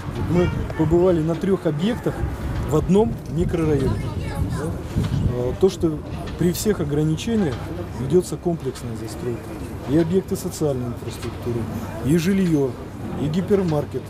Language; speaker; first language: Russian; native; Russian